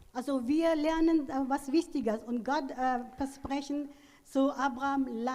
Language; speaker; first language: German; non-native, learner; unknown